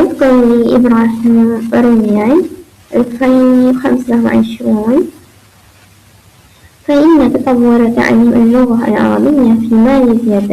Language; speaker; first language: Arabic; non-native, learner; Malay